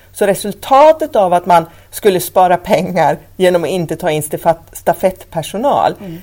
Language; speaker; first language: Swedish; native; Swedish